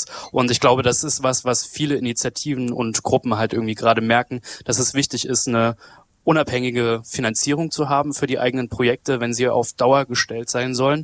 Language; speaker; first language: German; native; German